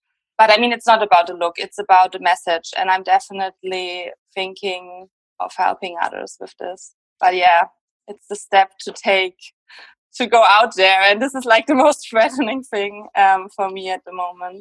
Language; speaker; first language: English; non-native, fluent; German